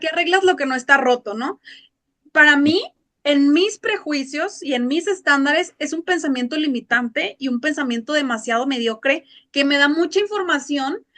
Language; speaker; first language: Spanish; native; Spanish